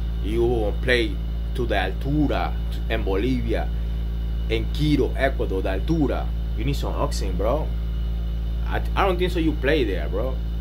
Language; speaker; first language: English; non-native, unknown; Spanish